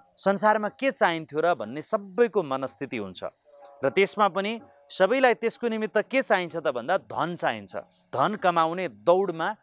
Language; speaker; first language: Nepali; native; Nepali